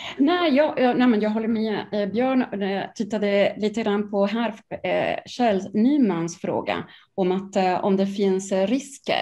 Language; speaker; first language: Swedish; non-native, fluent; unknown